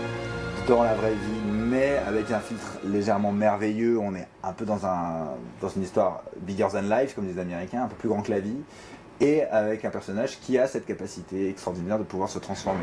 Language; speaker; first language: French; native; French